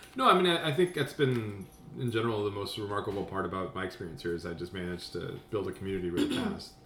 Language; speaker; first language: English; early bilingual, other home language; Spanish